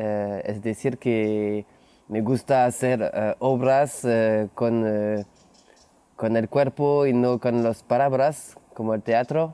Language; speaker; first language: Spanish; non-native, learner; French